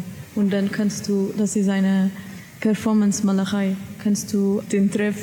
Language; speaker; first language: German; non-native, learner; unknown